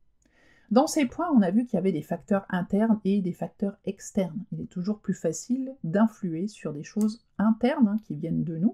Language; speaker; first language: French; native; French